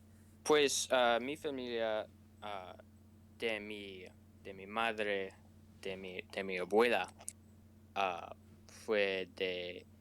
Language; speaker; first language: Spanish; non-native, learner; English